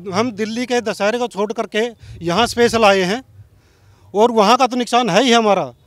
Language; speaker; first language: Hindi; non-native, local second language; Punjabi